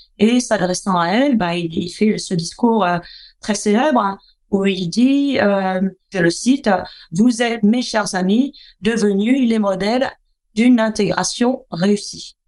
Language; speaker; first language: French; native; French